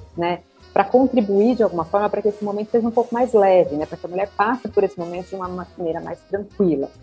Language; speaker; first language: Portuguese; native; Portuguese